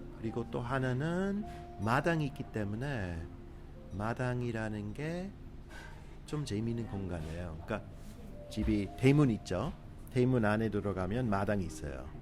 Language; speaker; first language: Korean; non-native, fluent; English